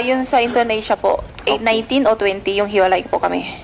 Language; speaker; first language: Filipino; non-native, learner; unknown